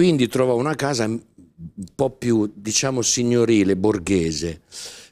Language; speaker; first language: Italian; native; Italian